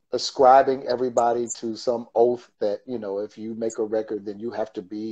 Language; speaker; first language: English; native; English